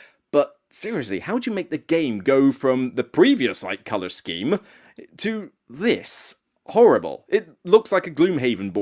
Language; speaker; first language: English; native; English